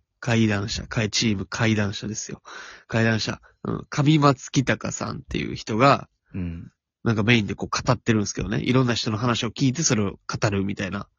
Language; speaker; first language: Japanese; native; Japanese